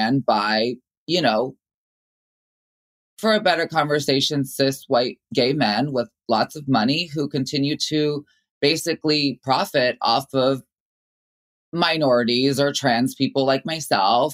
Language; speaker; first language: English; native; English